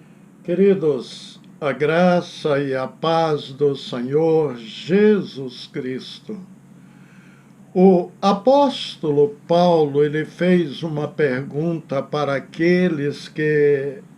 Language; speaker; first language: Portuguese; native; Portuguese